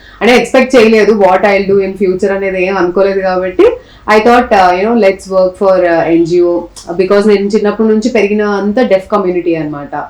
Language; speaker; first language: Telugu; non-native, local second language; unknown